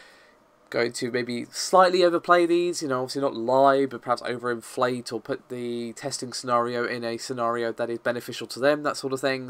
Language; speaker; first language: English; native; English